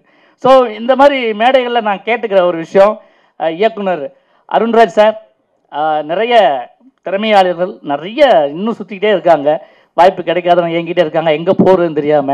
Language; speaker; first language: Tamil; native; Tamil